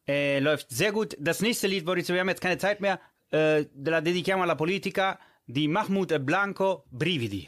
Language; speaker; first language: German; early bilingual, other home language; Italian